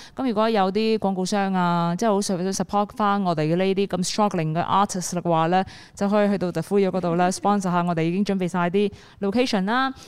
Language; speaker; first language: Cantonese; native; Cantonese